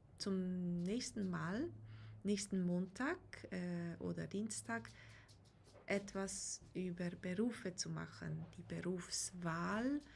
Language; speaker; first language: German; native; German